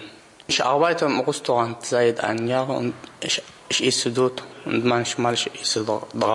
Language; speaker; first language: German; non-native, learner; Arabic